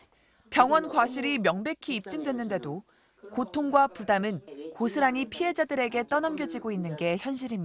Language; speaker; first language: Korean; native; Korean